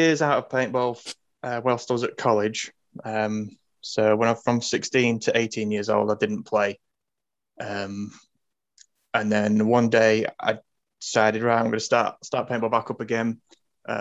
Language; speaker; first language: English; native; English